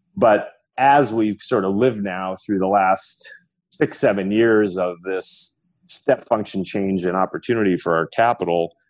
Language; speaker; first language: English; native; English